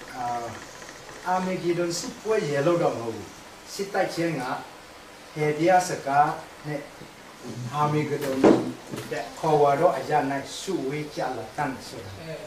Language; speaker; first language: Burmese; non-native, local second language; Tedim Chin